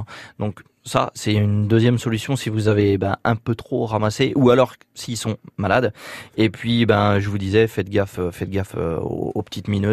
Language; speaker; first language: French; native; French